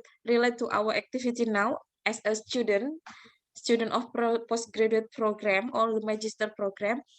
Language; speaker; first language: English; non-native, learner; Indonesian